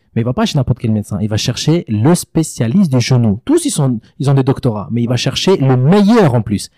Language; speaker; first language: French; native; French